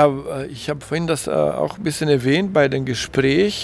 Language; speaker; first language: German; non-native, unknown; Croatian